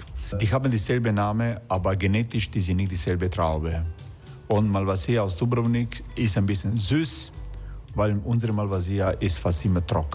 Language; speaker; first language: German; non-native, fluent; Croatian